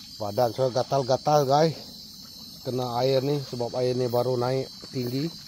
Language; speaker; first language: Malay; non-native, local second language; Iban